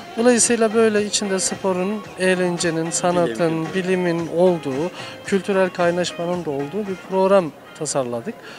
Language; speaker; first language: Turkish; native; Turkish